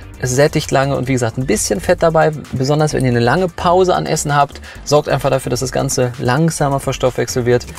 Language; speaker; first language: German; early bilingual, other home language; Polish